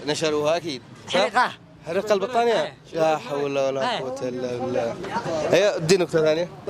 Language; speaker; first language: Arabic; native; Arabic